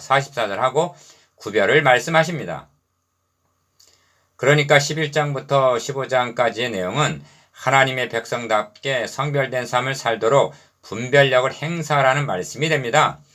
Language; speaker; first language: Korean; native; Korean